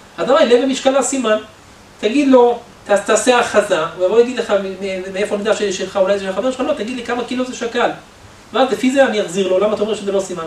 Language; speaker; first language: Hebrew; native; Hebrew